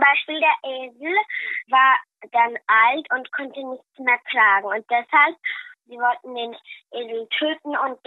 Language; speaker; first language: German; early bilingual, other home language; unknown